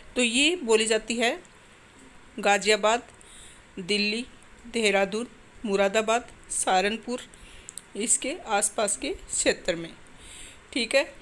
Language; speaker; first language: Hindi; native; Hindi